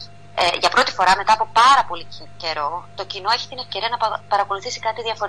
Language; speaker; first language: Greek; native; Greek